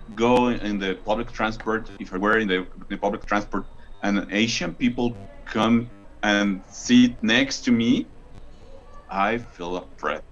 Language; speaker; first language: English; non-native, learner; Spanish